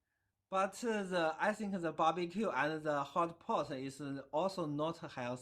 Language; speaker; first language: English; non-native, learner; Chinese